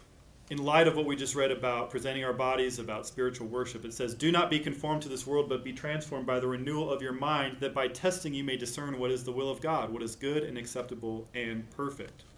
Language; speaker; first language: English; native; English